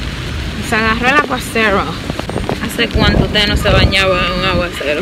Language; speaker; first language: Spanish; native; Spanish